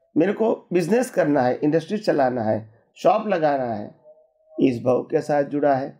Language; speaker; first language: Hindi; non-native, local second language; Gujarati